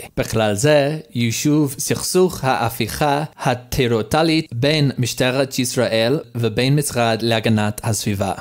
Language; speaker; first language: Hebrew; non-native, learner; English